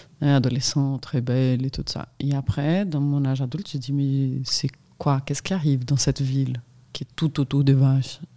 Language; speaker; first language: French; non-native, fluent; Portuguese